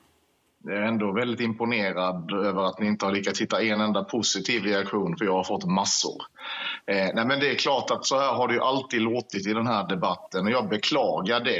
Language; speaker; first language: Swedish; native; Swedish